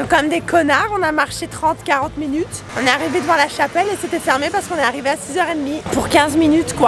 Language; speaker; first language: French; native; French